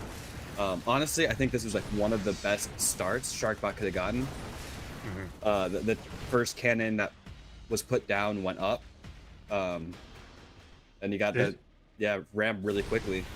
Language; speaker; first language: English; native; English